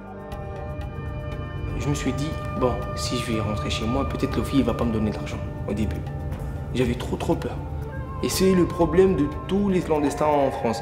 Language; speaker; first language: French; non-native, local second language; Arabic